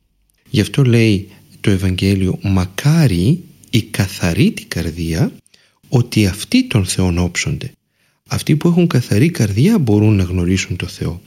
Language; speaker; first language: Greek; native; Greek